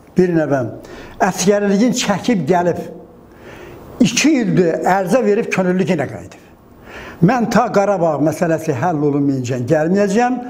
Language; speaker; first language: Azerbaijani; native; Azerbaijani